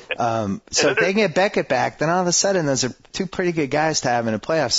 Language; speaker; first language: English; native; English